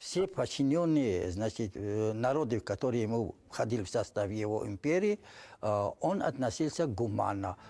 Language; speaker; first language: Russian; non-native, local second language; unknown